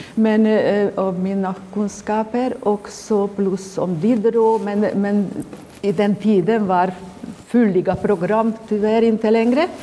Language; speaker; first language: Swedish; non-native, fluent; Hungarian